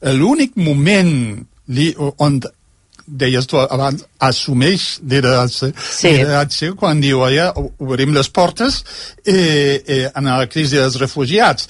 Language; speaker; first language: Catalan; non-native, fluent; German